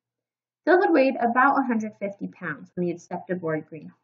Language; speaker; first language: English; native; English